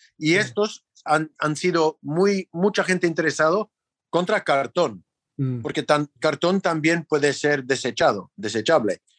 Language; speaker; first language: Spanish; non-native, fluent; English